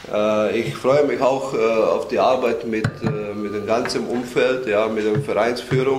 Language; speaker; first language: German; non-native, fluent; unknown